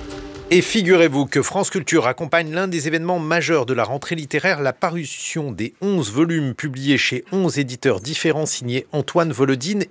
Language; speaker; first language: French; native; French